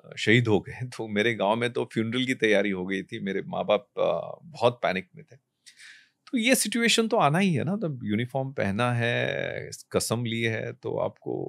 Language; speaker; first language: Hindi; non-native, local second language; Marathi